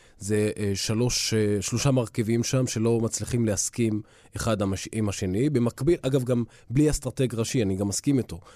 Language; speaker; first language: Hebrew; non-native, local second language; Arabic